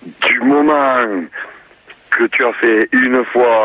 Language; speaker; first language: French; native; French